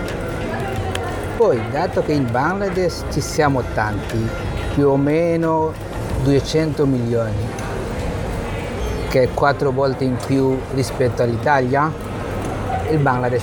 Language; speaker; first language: Italian; non-native, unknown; Bangla